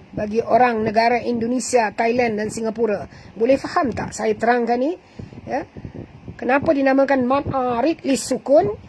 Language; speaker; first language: Malay; native; Malay